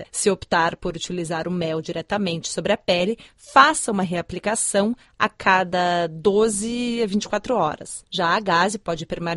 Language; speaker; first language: Portuguese; native; Portuguese